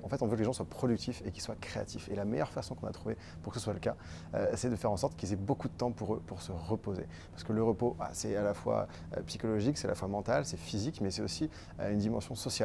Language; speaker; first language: French; native; French